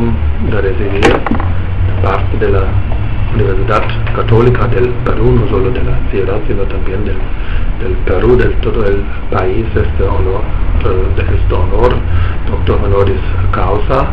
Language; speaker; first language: Spanish; non-native, fluent; German